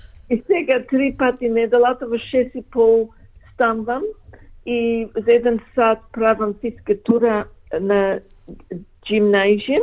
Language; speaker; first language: Macedonian; early bilingual, heritage; Macedonian